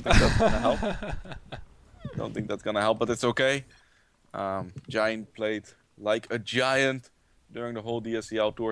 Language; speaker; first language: English; non-native, fluent; Dutch